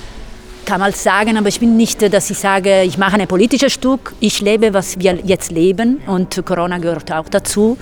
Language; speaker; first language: German; non-native, fluent; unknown